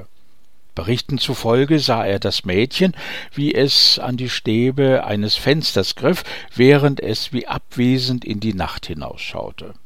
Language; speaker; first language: German; native; German